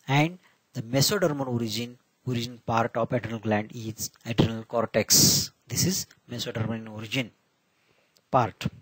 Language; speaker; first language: English; non-native, local second language; Marathi